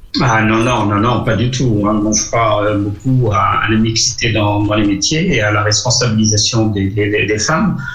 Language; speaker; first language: French; non-native, local second language; Arabic